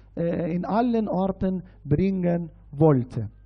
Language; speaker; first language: German; non-native, fluent; Arabic